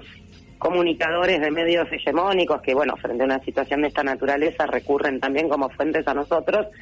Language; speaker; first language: Spanish; native; Spanish